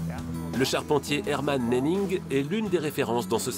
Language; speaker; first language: French; native; French